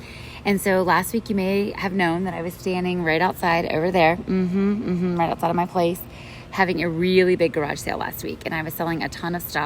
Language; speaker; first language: English; native; English